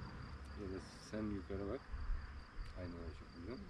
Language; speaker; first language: Turkish; native; Turkish